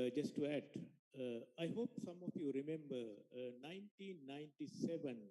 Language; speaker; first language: English; non-native, local second language; Sinhala